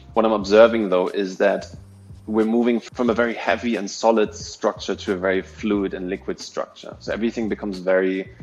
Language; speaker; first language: English; non-native, fluent; German